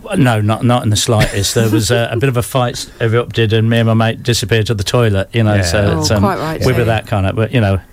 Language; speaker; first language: English; native; English